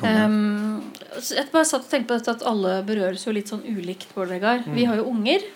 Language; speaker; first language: Norwegian; native; Norwegian